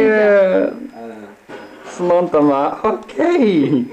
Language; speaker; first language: Czech; early bilingual, heritage; Czech